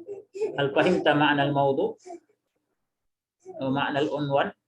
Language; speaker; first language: Arabic; non-native, fluent; Indonesian